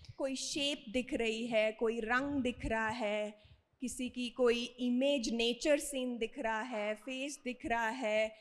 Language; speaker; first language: Hindi; native; Hindi